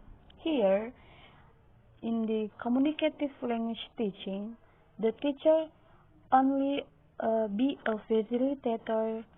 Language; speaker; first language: English; non-native, learner; Indonesian